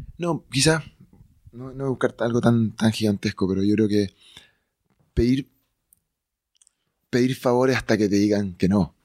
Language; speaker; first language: Spanish; native; Spanish